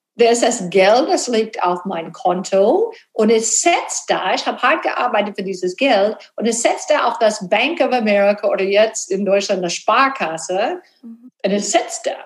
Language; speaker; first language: German; non-native, fluent; English